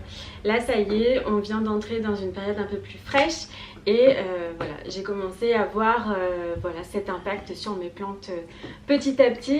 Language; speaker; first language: French; native; French